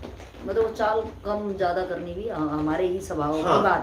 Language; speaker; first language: Hindi; native; Hindi